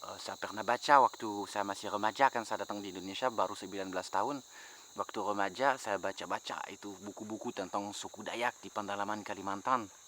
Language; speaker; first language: Indonesian; non-native, fluent; French